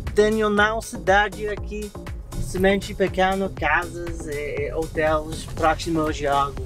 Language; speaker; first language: Portuguese; non-native, learner; English